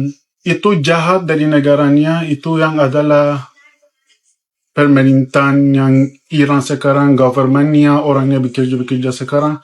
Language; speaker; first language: Indonesian; non-native, fluent; Persian